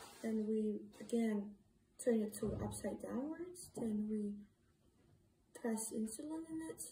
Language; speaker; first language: English; non-native, fluent; Turkish